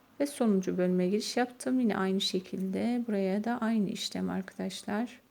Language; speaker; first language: Turkish; native; Turkish